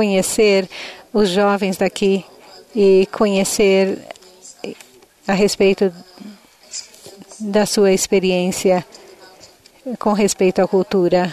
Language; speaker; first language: Portuguese; non-native, fluent; Indonesian